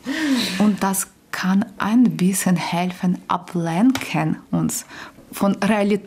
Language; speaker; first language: German; non-native, learner; Ukrainian